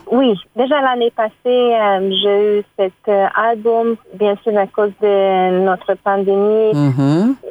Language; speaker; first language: French; non-native, fluent; Hungarian